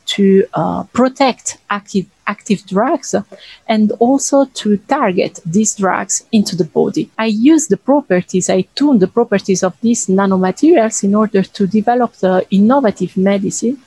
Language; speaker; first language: English; non-native, fluent; Italian